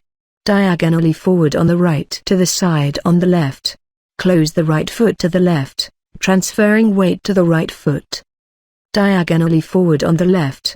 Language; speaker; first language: English; native; English